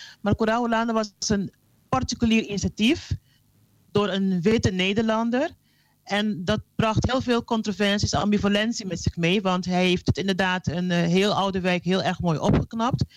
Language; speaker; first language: Dutch; non-native, local second language; Papiamento